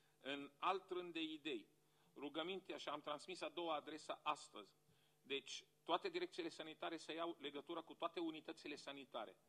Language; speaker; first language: Romanian; non-native, fluent; Arabic